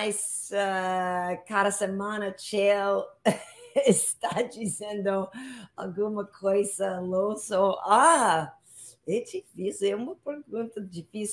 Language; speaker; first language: Portuguese; non-native, learner; English